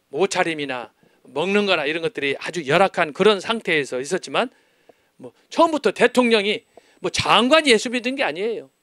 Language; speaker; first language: Korean; native; Korean